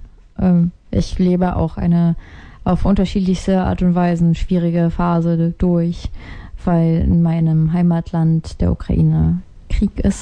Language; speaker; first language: German; native; German